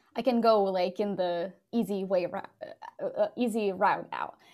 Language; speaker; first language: English; non-native, fluent; Portuguese